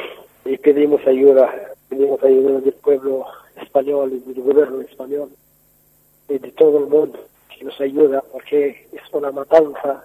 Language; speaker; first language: Spanish; non-native, fluent; Arabic